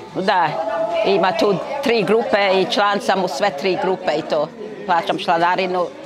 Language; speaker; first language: Serbian; early bilingual, heritage; Serbian